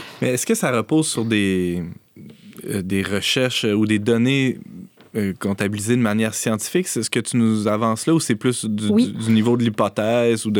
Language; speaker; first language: French; native; French